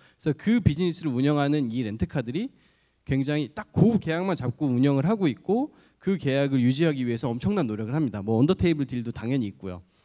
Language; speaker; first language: Korean; native; Korean